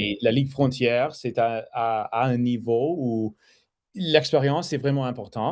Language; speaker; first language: French; non-native, fluent; English